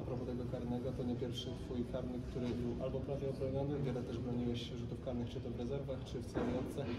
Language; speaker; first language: Polish; native; Polish